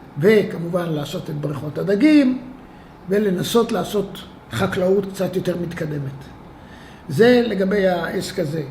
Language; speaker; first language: Hebrew; native; Hebrew